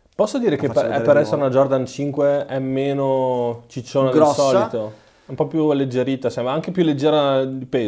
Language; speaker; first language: Italian; native; Italian